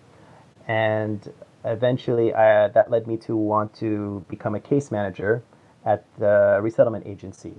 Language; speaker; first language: English; native; English